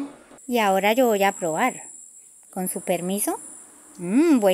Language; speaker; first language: Spanish; native; Spanish